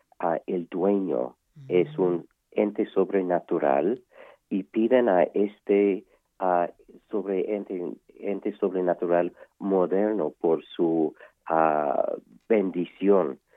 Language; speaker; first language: Spanish; non-native, fluent; English